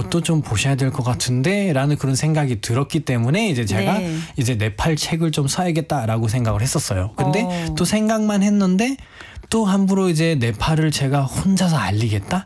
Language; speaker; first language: Korean; non-native, fluent; Nepali